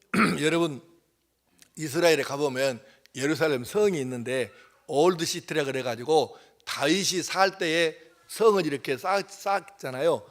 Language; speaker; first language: Korean; native; Korean